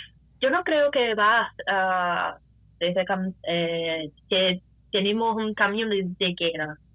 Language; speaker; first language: Spanish; non-native, fluent; Portuguese